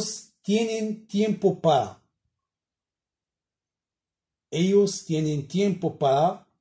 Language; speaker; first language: Spanish; non-native, learner; Arabic